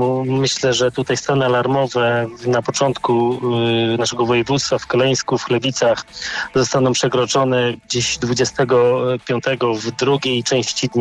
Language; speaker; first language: Polish; native; Polish